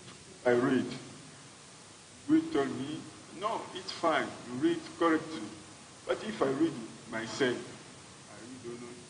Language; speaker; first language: English; non-native, learner; French